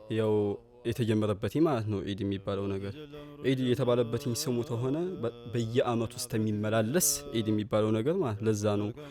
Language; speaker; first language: Amharic; native; Amharic